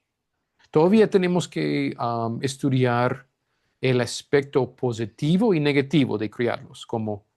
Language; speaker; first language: Spanish; non-native, fluent; English